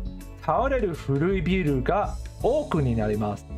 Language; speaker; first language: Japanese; non-native, learner; English